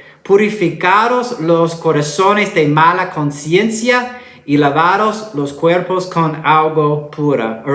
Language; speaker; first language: Spanish; non-native, fluent; English